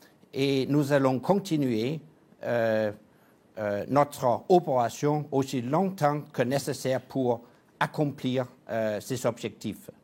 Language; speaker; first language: French; non-native, fluent; Danish